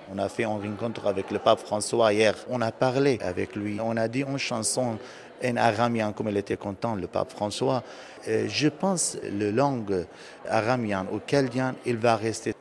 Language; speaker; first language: French; non-native, learner; Aramaic